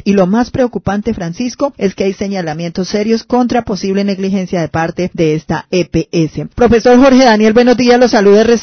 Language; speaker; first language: Spanish; native; Spanish